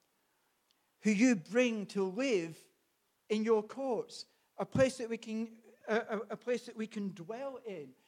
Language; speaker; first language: English; native; English